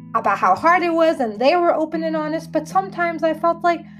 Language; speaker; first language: English; early bilingual, other home language; Hindi